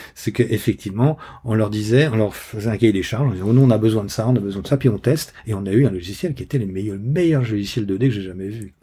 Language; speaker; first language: French; native; French